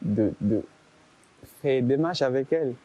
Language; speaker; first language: French; non-native, learner; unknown